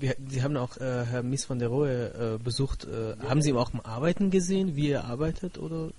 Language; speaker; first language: German; non-native, fluent; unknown